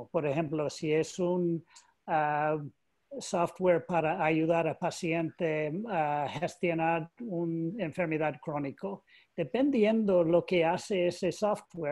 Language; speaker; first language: Spanish; non-native, learner; English